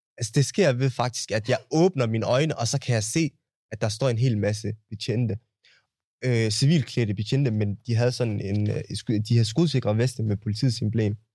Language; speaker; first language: Danish; early bilingual, other home language; Somali